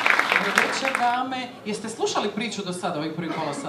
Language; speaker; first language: Croatian; native; Croatian